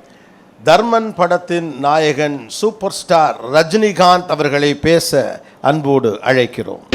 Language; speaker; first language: Tamil; native; Tamil